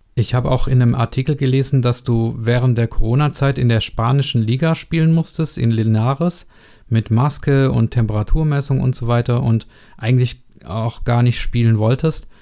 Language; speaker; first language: German; non-native, learner; Czech